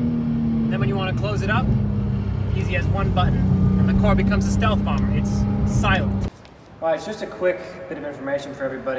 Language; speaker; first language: English; native; English